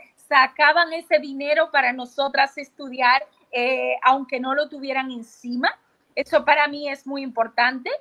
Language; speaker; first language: Spanish; native; Spanish